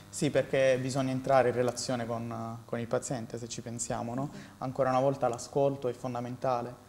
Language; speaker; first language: Italian; native; Italian